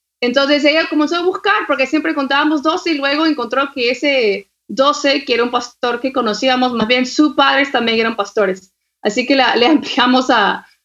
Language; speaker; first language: Spanish; non-native, fluent; English